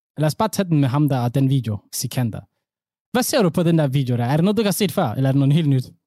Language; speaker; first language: Danish; early bilingual, other home language; Somali